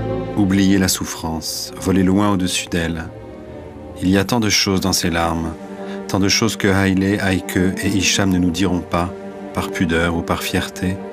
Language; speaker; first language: French; native; French